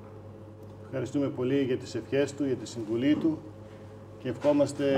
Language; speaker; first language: Greek; native; Greek